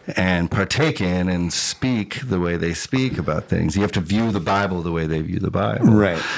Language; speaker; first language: English; native; English